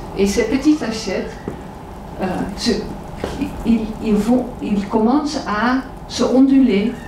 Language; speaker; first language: French; non-native, fluent; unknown